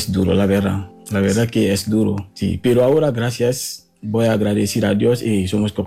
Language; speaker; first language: Spanish; non-native, learner; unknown